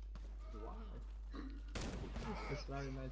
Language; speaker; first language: English; non-native, learner; Russian